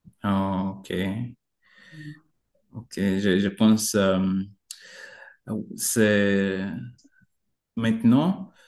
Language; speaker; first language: French; non-native, learner; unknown